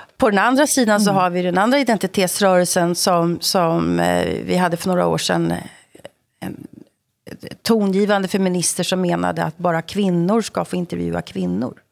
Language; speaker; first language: Swedish; native; Swedish